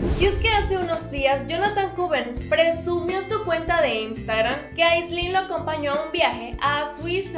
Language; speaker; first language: Spanish; native; Spanish